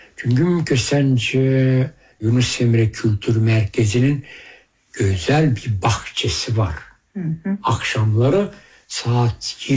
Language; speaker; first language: Turkish; early bilingual, heritage; Turkish